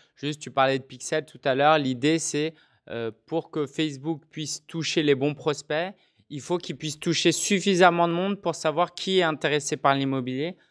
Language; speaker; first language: French; native; French